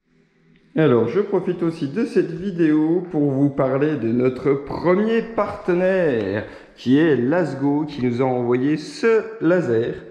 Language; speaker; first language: French; native; French